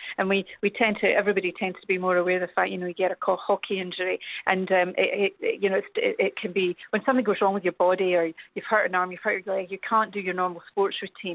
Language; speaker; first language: English; native; English